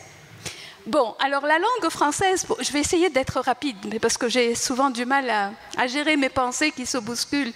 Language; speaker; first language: French; non-native, local second language; Arabic